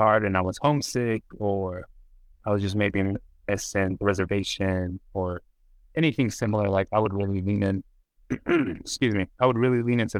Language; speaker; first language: English; native; English